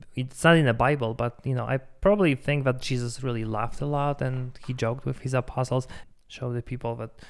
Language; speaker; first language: English; non-native, fluent; Polish